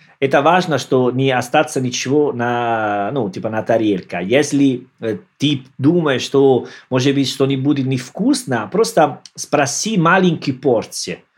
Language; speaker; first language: Russian; non-native, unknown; Italian